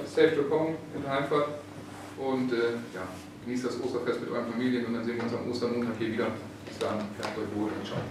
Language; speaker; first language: German; native; German